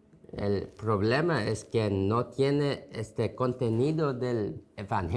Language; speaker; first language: Spanish; non-native, fluent; Korean